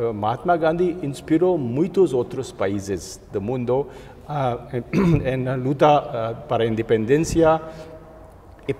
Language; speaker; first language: Portuguese; non-native, fluent; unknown